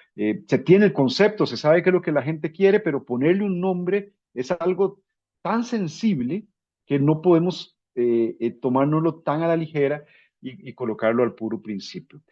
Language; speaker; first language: Spanish; native; Spanish